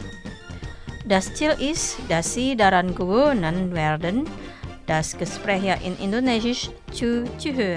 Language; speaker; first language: German; non-native, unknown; Indonesian